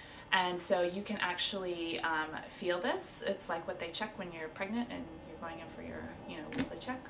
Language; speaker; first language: English; native; English